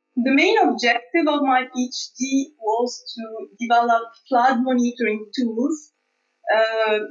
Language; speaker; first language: English; non-native, fluent; Arabic